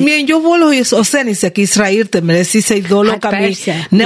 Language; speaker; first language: Hungarian; non-native, learner; Spanish